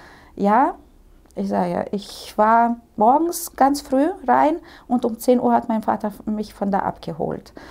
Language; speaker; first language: German; early bilingual, heritage; Russian